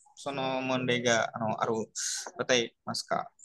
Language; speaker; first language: Japanese; non-native, learner; Indonesian